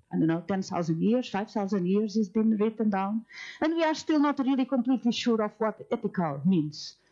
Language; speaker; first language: English; non-native, fluent; Portuguese